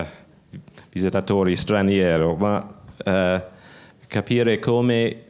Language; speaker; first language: Italian; non-native, learner; English